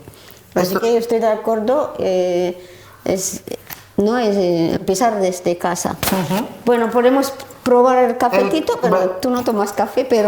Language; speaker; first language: Spanish; non-native, learner; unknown